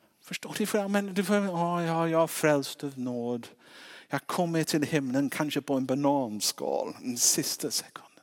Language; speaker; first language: Swedish; non-native, fluent; English